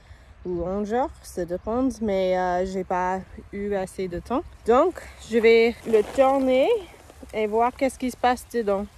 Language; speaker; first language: French; non-native, fluent; English